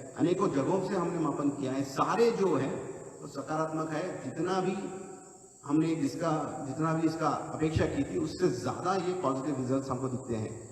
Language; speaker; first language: Hindi; non-native, local second language; Marathi